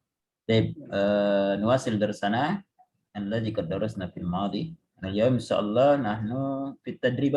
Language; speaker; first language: Arabic; non-native, fluent; Indonesian